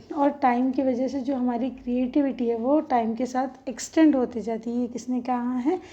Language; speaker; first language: Hindi; non-native, local second language; Marathi